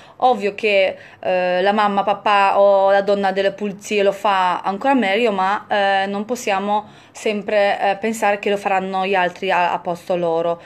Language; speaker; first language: Italian; non-native, fluent; Polish